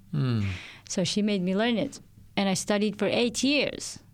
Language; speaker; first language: English; non-native, local second language; Filipino